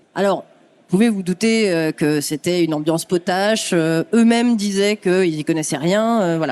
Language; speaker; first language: French; native; French